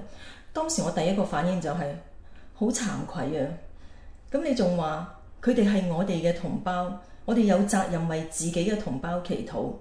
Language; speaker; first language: Chinese; native; Chinese